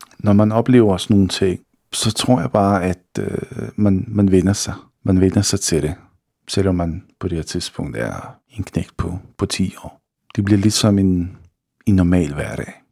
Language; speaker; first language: Danish; early bilingual, other home language; Bosnian